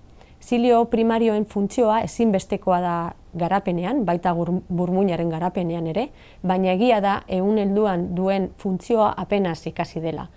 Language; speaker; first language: Basque; non-native, local second language; Spanish